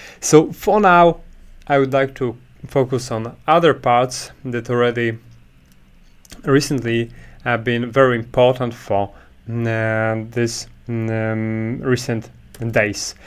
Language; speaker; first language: English; non-native, fluent; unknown